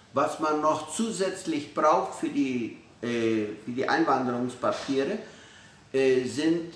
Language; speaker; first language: German; early bilingual, heritage; Spanish